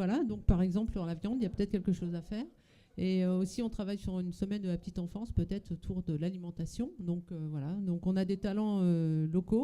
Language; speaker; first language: French; native; French